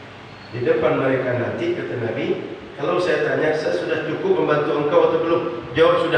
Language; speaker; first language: Indonesian; non-native, local second language; Malay